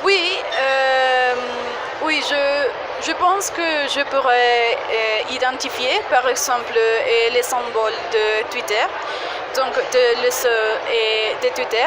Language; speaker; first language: French; non-native, fluent; Spanish